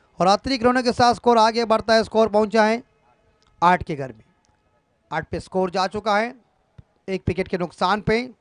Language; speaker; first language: Hindi; non-native, local second language; Marathi